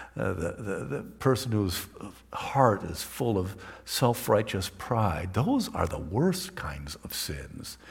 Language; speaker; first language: English; native; English